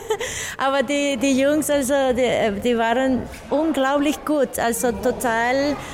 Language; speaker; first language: German; non-native, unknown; Spanish